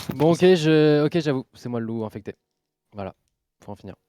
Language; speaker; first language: French; native; French